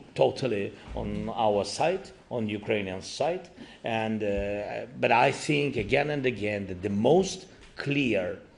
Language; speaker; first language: English; non-native, learner; Ukrainian